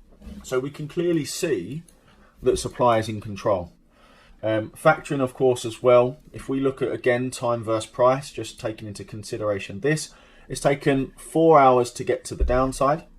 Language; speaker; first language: English; native; English